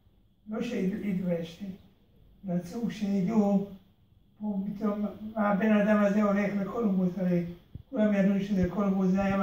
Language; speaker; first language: Hebrew; early bilingual, other home language; Hungarian